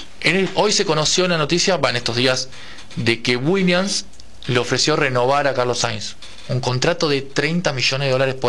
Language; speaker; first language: Spanish; native; Spanish